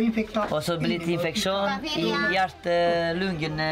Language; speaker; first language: Norwegian; non-native, learner; Romanian